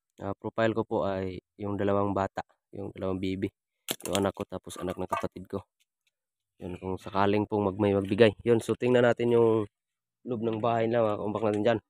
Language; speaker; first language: Filipino; non-native, local second language; Cebuano